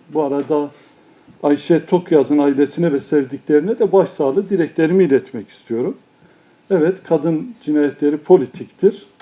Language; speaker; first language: Turkish; non-native, local second language; Kurdish